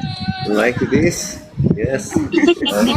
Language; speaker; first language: English; non-native, learner; Korean